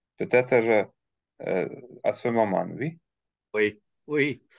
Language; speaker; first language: French; non-native, learner; Russian